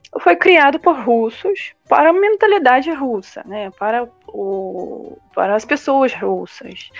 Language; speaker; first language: Portuguese; non-native, fluent; Russian